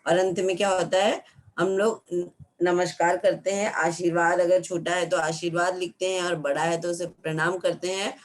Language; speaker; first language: Hindi; non-native, local second language; Marathi